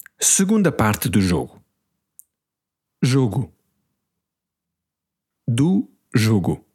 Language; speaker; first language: Portuguese; non-native, learner; English